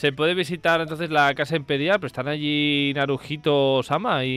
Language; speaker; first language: Spanish; native; Spanish